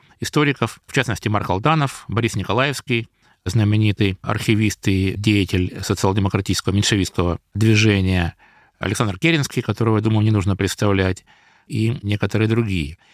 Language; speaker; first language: Russian; native; Russian